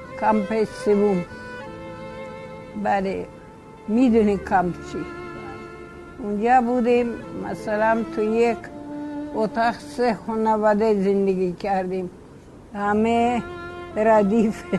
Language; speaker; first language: Persian; early bilingual, other home language; Polish